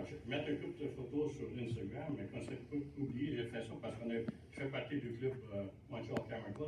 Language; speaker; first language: French; non-native, local second language; English